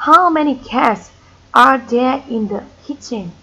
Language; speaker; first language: English; non-native, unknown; Thai